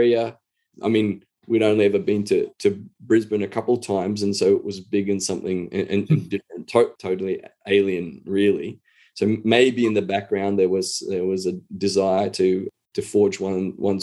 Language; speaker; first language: English; native; English